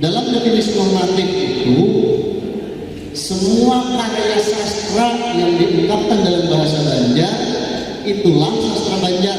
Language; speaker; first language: Indonesian; non-native, local second language; Banjar